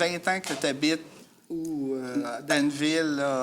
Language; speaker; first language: French; native; French